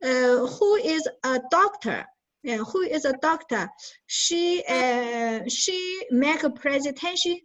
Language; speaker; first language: English; non-native, learner; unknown